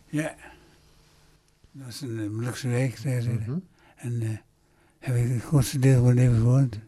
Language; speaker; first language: Dutch; early bilingual, other home language; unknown